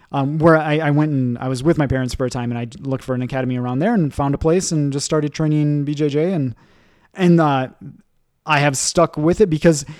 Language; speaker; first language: English; native; English